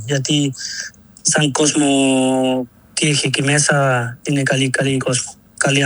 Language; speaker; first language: Greek; non-native, learner; Spanish